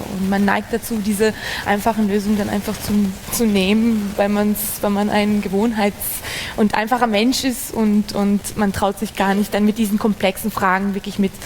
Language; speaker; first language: German; native; German